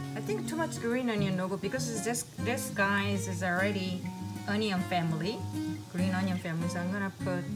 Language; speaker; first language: English; non-native, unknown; Korean